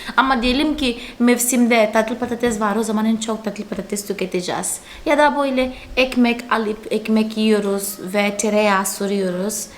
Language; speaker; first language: Turkish; non-native, fluent; Portuguese